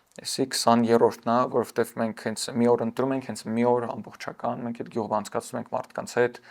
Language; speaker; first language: Armenian; early bilingual, heritage; Armenian